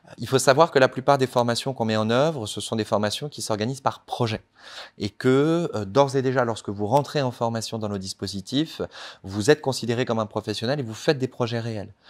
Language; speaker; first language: French; native; French